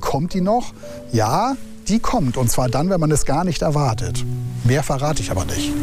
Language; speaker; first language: German; native; German